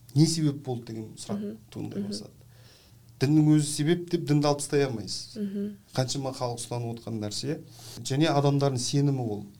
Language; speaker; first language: Kazakh; native; Kazakh